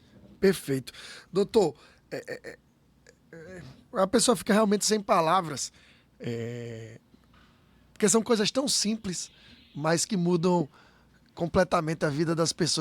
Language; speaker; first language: Portuguese; native; Portuguese